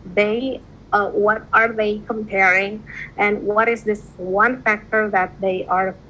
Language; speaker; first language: English; non-native, fluent; Indonesian